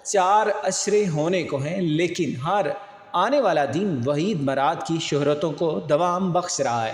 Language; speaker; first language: Urdu; native; Urdu